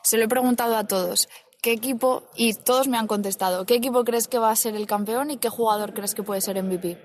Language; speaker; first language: Spanish; native; Spanish